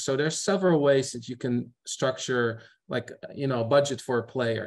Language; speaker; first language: English; non-native, fluent; Dutch